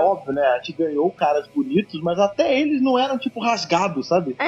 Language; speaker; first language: Portuguese; native; Portuguese